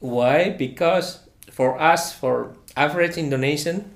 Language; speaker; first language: English; non-native, fluent; Indonesian